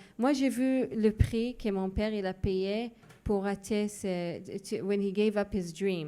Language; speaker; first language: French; non-native, fluent; Hebrew